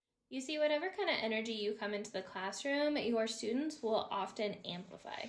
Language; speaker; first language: English; native; English